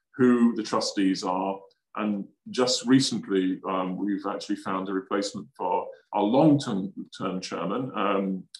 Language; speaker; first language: English; native; English